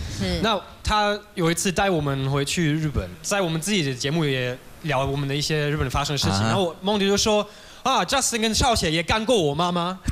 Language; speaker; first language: Chinese; non-native, fluent; German